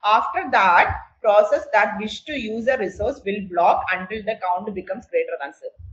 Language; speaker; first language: English; non-native, local second language; Malayalam